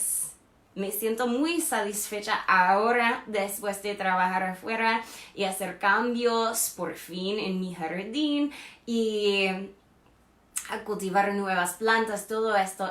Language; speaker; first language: Spanish; non-native, fluent; English